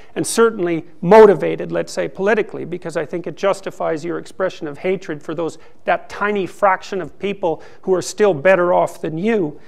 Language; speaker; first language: English; native; English